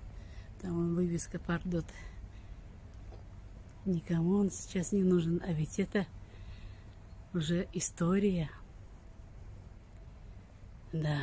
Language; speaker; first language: Russian; native; Russian